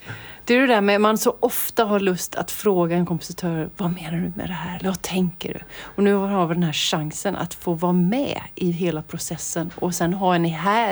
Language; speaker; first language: Swedish; native; Swedish